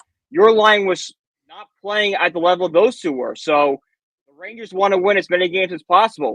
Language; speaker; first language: English; native; English